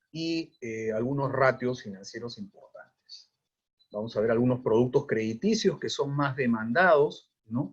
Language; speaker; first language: Spanish; native; Spanish